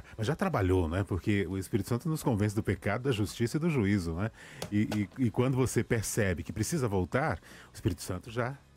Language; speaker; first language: Portuguese; native; Portuguese